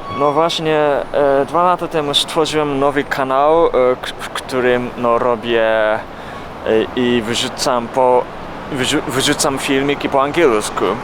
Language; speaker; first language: Polish; non-native, learner; Japanese